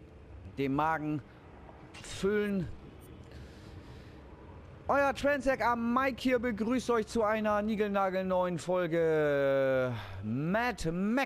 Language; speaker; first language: German; native; German